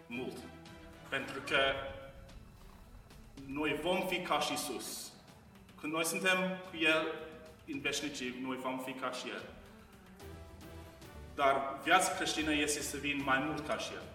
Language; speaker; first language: Romanian; non-native, learner; English